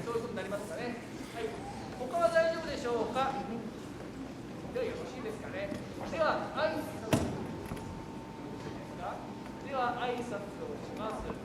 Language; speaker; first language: Japanese; native; Japanese